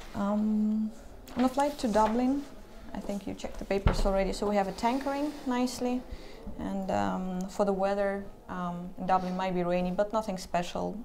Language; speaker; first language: English; non-native, fluent; Estonian